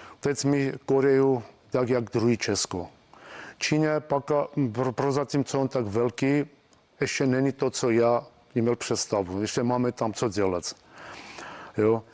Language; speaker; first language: Czech; non-native, fluent; Armenian